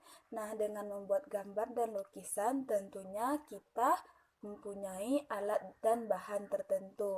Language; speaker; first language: Indonesian; native; Indonesian